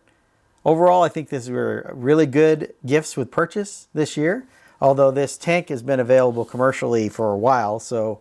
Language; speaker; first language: English; native; English